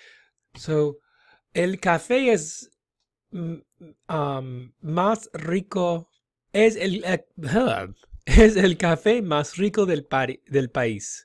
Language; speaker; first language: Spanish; non-native, fluent; English